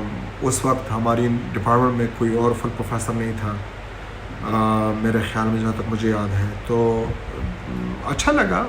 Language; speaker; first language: Hindi; non-native, local second language; Pashto